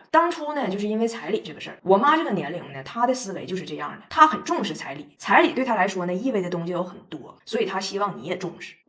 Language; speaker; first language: Chinese; native; Chinese